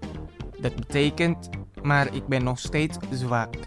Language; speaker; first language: Dutch; non-native, fluent; Indonesian